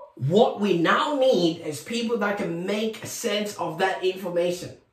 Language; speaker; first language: English; non-native, local second language; Shona